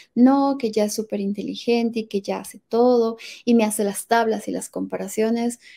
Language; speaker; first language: Spanish; native; Spanish